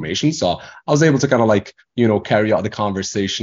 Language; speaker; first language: English; non-native, fluent; Arabic